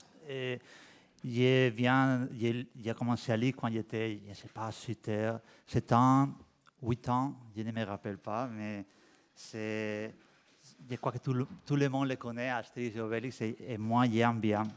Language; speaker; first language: French; non-native, learner; Spanish